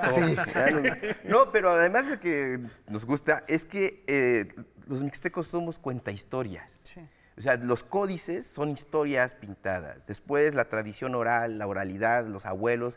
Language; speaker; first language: Spanish; native; Spanish